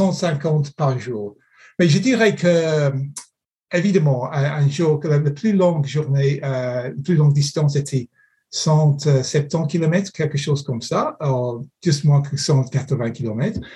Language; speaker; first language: French; non-native, fluent; English